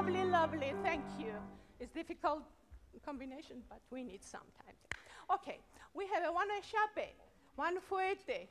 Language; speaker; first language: English; non-native, learner; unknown